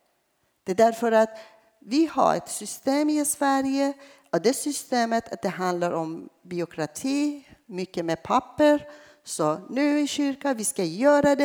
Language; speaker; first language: Swedish; non-native, fluent; Persian